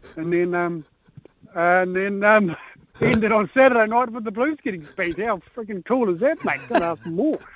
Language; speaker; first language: English; native; English